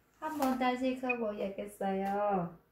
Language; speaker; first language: Korean; non-native, learner; Vietnamese